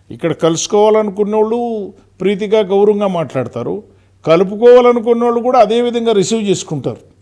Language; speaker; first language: Telugu; native; Telugu